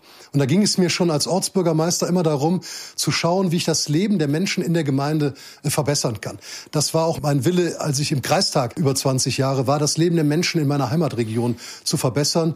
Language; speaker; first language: German; native; German